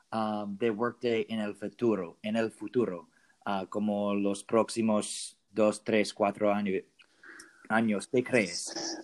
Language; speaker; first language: Spanish; non-native, learner; English